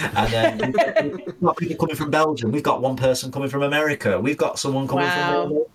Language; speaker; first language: English; native; English